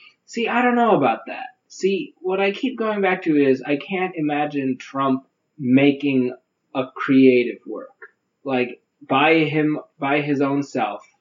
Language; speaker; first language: English; native; English